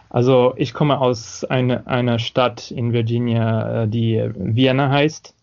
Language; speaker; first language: German; non-native, fluent; English